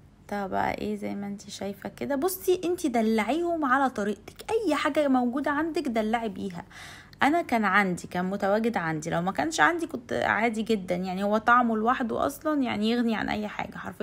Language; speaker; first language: Arabic; native; Arabic